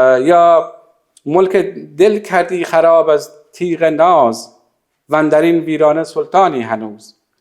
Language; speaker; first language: Urdu; non-native, fluent; Persian